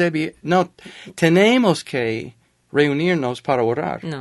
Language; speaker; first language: Spanish; non-native, fluent; English